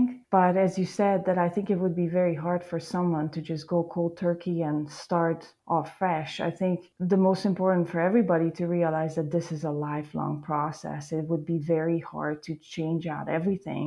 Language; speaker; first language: English; non-native, fluent; Hungarian